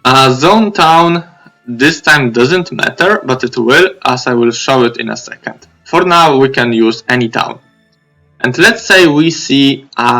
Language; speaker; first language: English; non-native, fluent; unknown